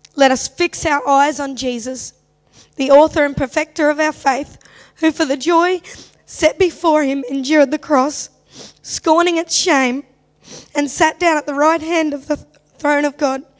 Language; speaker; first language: English; native; English